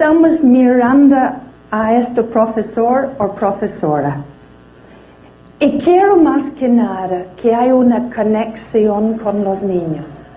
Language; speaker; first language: Spanish; non-native, fluent; English